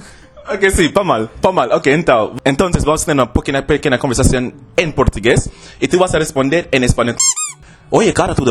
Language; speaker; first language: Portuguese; non-native, learner; English